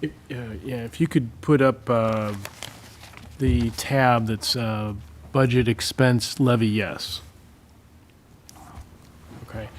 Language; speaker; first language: English; native; English